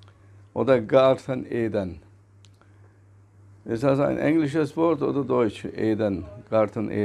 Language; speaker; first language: German; non-native, fluent; Turkish